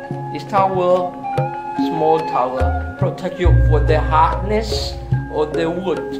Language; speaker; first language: English; non-native, learner; Spanish